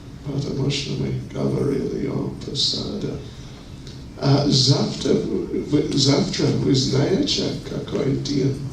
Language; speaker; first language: Russian; non-native, learner; English